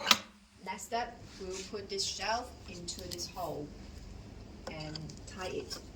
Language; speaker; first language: English; non-native, learner; Chinese